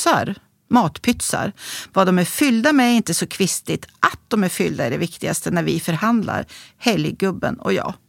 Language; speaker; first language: Swedish; native; Swedish